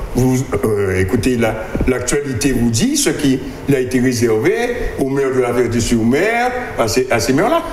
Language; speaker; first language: French; native; French